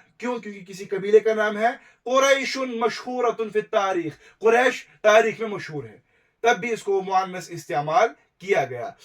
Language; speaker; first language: Urdu; non-native, local second language; Kashmiri